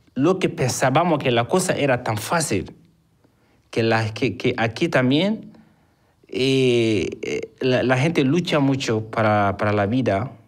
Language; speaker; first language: Spanish; non-native, fluent; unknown